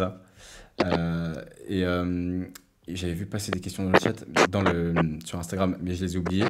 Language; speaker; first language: French; native; French